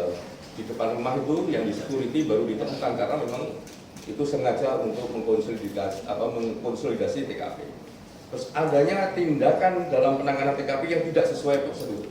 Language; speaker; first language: Indonesian; native; Indonesian